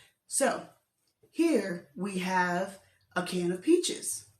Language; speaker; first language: English; native; English